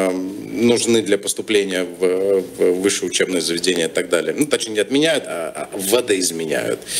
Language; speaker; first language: Russian; native; Russian